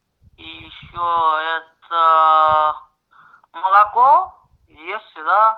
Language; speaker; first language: Russian; non-native, learner; Chinese